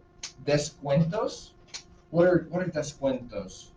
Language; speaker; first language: Spanish; non-native, fluent; English